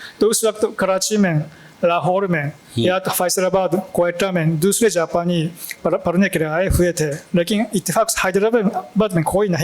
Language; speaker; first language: Hindi; non-native, fluent; Japanese